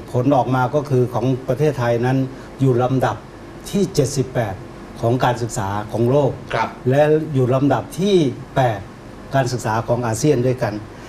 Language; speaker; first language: Thai; native; Thai